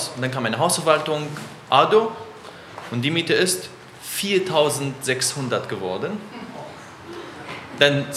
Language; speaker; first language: German; non-native, fluent; Arabic